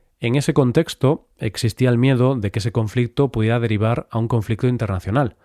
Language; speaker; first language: Spanish; native; Spanish